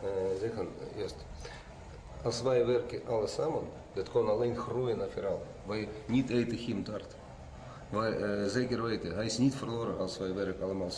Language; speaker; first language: Dutch; non-native, learner; Russian